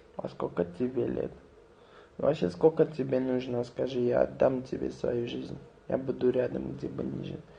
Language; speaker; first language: Russian; non-native, local second language; Azerbaijani